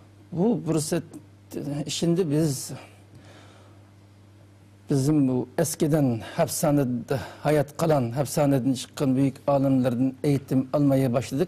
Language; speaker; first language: Turkish; non-native, learner; Uyghur